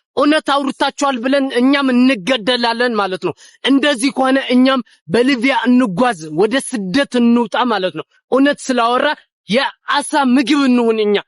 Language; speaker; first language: Amharic; non-native, local second language; Tigrinya